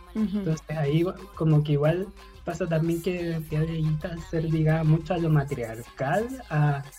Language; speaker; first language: Spanish; native; Spanish